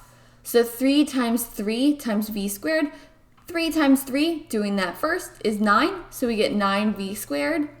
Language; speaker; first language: English; native; English